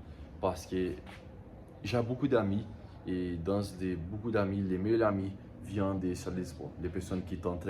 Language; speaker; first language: French; non-native, learner; Portuguese